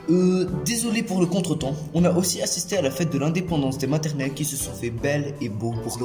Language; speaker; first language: French; non-native, local second language; Arabic